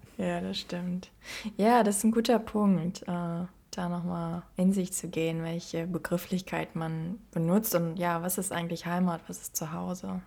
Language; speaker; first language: German; native; German